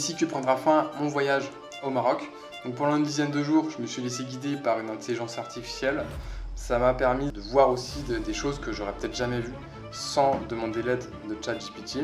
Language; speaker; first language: French; native; French